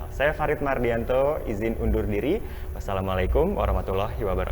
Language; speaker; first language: Indonesian; native; Indonesian